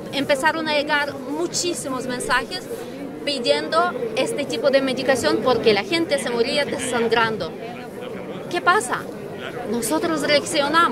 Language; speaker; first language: Spanish; non-native, fluent; Ukrainian